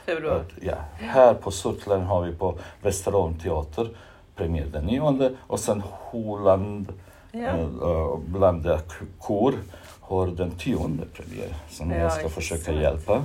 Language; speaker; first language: Swedish; non-native, fluent; Bosnian